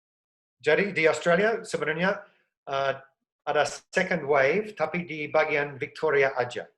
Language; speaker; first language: Indonesian; non-native, fluent; English